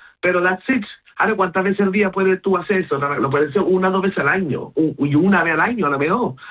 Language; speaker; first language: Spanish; non-native, local second language; Hindi